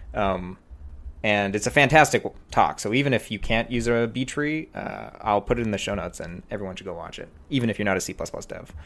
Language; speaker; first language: English; native; English